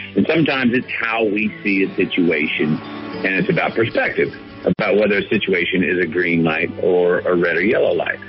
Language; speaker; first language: English; native; English